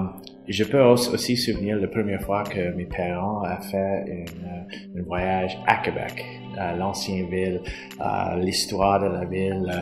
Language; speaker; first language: French; non-native, local second language; English